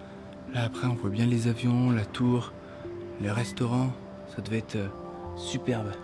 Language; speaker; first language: French; native; French